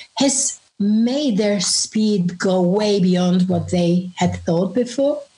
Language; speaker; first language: English; non-native, fluent; Albanian